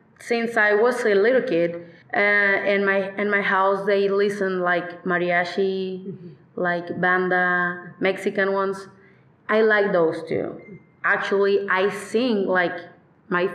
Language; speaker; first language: English; non-native, learner; Spanish